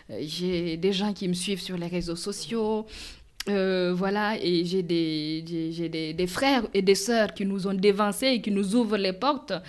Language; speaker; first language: French; non-native, local second language; Mossi